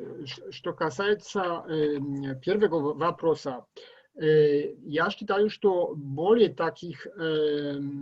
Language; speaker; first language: Russian; non-native, learner; Polish